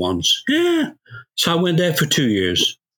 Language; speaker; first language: English; native; English